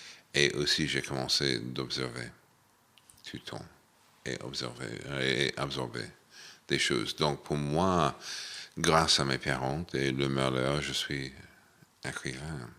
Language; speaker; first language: French; non-native, fluent; English